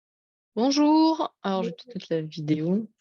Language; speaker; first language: French; native; French